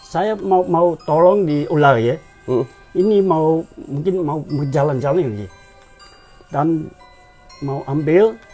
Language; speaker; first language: Indonesian; non-native, learner; Dutch